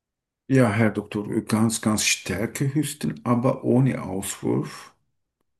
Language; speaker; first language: German; non-native, learner; Turkish